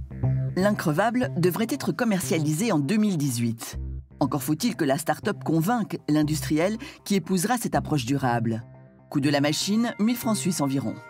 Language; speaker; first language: French; native; French